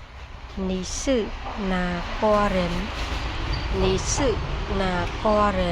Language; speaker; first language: Chinese; non-native, learner; Khmer